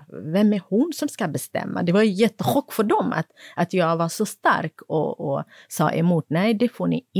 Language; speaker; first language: Swedish; non-native, fluent; Kurdish